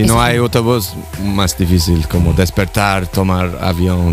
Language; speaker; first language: Spanish; non-native, fluent; English